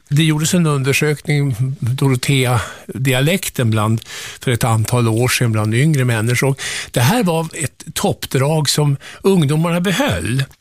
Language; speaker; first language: Swedish; native; Swedish